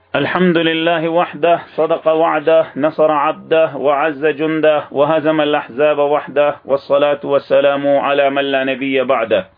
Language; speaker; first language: Urdu; native; Urdu